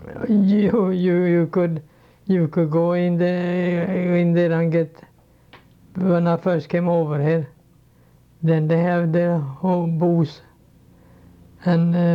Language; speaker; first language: English; non-native, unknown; Swedish